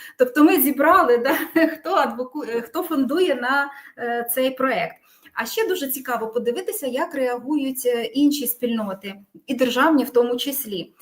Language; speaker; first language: Ukrainian; native; Ukrainian